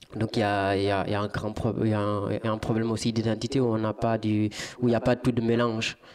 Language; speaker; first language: French; non-native, local second language; Fula